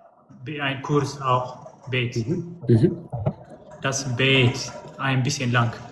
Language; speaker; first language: German; non-native, learner; Amharic